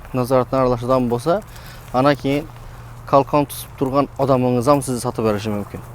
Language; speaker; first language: Uzbek; native; Uzbek